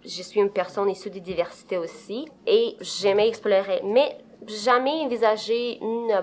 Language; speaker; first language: French; non-native, fluent; Romanian